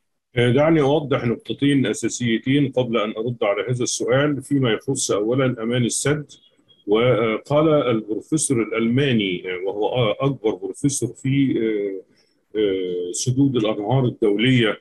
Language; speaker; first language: Arabic; native; Arabic